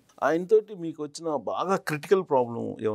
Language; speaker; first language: Telugu; native; Telugu